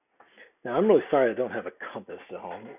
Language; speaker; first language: English; native; English